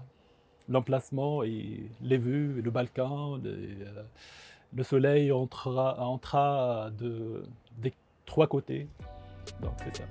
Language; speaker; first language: French; non-native, local second language; Arabic